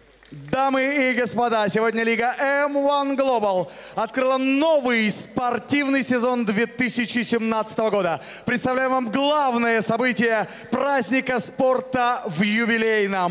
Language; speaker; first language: Russian; native; Russian